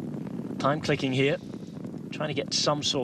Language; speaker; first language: English; native; English